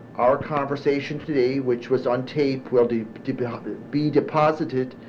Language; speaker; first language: English; early bilingual, other home language; German